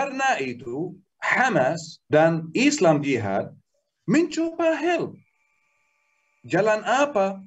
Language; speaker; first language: Indonesian; non-native, learner; Arabic